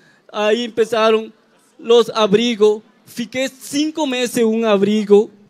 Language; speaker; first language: Portuguese; non-native, learner; Spanish